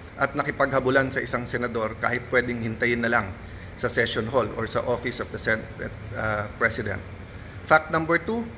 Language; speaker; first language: Filipino; native; Filipino